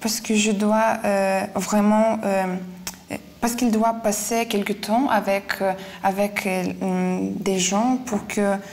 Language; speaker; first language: French; non-native, fluent; Lithuanian